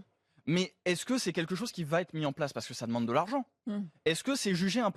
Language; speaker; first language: French; native; French